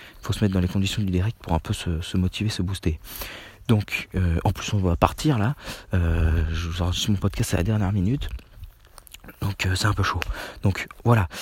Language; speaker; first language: French; native; French